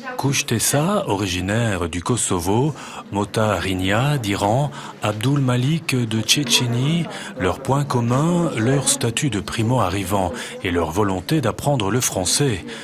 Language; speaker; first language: French; native; French